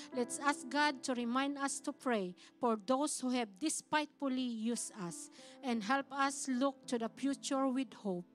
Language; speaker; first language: English; non-native, local second language; Filipino